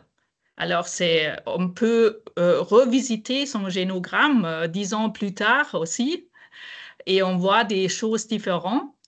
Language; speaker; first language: French; non-native, fluent; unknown